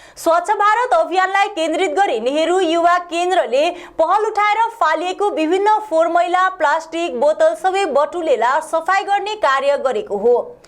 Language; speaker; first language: Nepali; native; Nepali